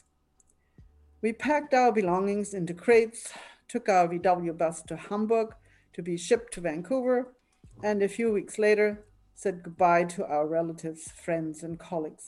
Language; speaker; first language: English; non-native, fluent; German